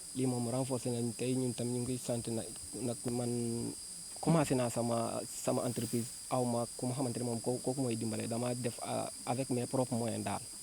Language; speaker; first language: Wolof; non-native, local second language; Jola-Fonyi